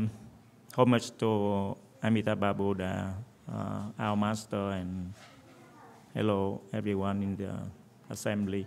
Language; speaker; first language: English; non-native, fluent; Vietnamese